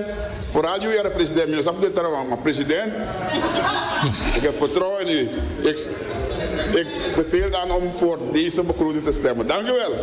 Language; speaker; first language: Dutch; non-native, local second language; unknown